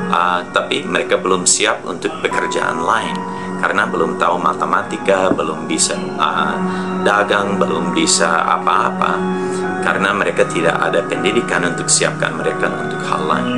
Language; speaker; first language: Indonesian; non-native, fluent; English